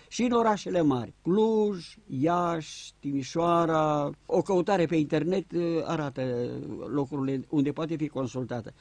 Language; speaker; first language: Romanian; native; Romanian